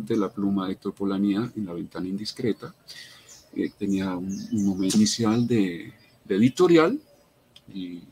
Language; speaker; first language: Spanish; native; Spanish